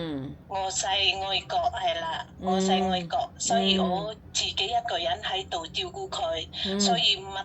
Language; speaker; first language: Cantonese; non-native, fluent; Indonesian